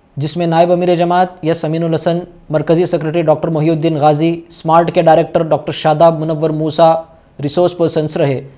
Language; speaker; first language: Urdu; native; Urdu